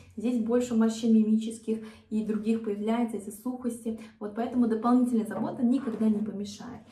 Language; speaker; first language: Russian; non-native, fluent; Korean